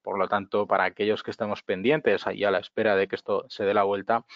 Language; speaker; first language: Spanish; native; Spanish